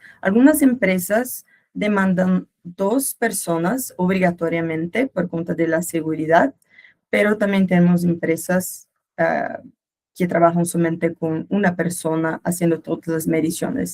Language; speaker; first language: Spanish; non-native, learner; Portuguese